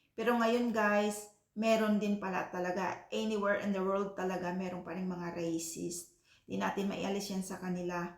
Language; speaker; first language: Filipino; non-native, local second language; Cebuano